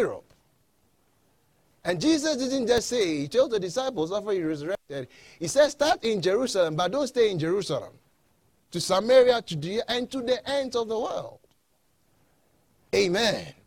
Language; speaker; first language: English; non-native, local second language; Akan